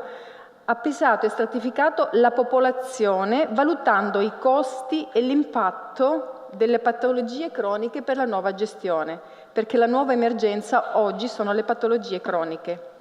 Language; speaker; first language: Italian; native; Italian